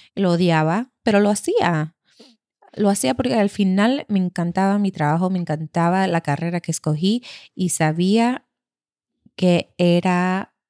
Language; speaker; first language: Spanish; early bilingual, other home language; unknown